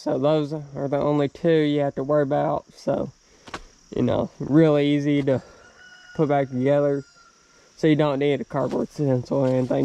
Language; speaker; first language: English; native; English